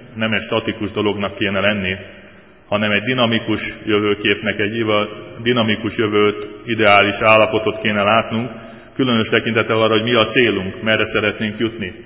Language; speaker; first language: Hungarian; native; Hungarian